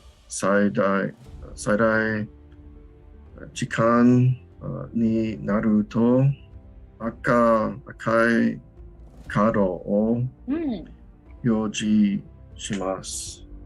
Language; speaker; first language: Japanese; non-native, learner; English